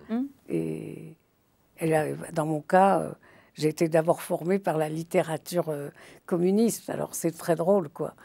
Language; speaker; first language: French; early bilingual, other home language; Yiddish